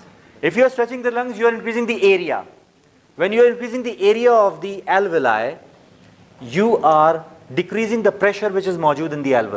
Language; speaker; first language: English; non-native, fluent; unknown